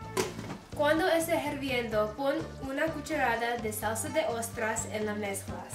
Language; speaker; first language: Spanish; non-native, learner; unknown